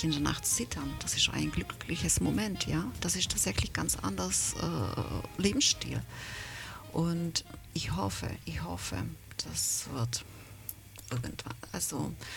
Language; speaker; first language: German; non-native, fluent; Ukrainian